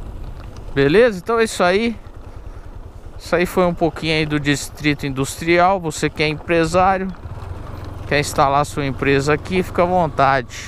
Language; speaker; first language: Portuguese; native; Portuguese